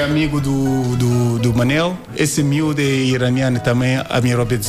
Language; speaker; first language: Portuguese; non-native, learner; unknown